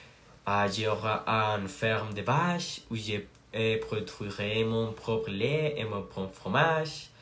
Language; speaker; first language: French; non-native, learner; Spanish